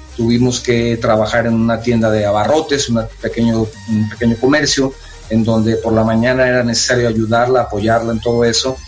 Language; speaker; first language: Spanish; native; Spanish